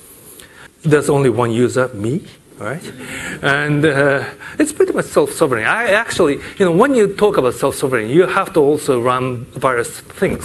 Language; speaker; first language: English; non-native, fluent; Japanese